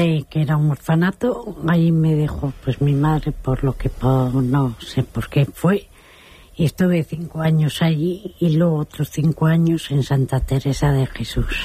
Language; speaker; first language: Spanish; native; Spanish